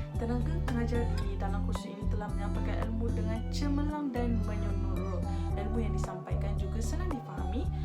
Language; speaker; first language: Malay; native; Malay